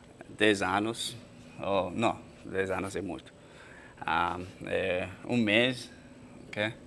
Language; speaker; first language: Portuguese; non-native, fluent; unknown